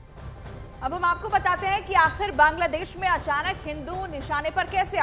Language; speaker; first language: Hindi; native; Hindi